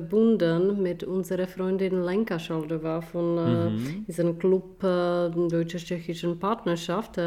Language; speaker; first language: German; non-native, fluent; Czech